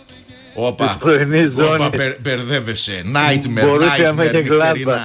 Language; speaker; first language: Greek; native; Greek